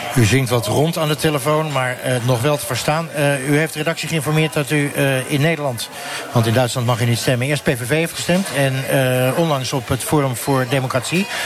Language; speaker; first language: Dutch; native; Dutch